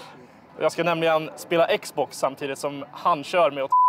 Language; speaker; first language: Swedish; native; Swedish